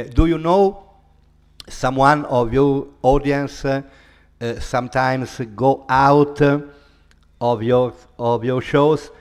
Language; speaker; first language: English; non-native, fluent; Italian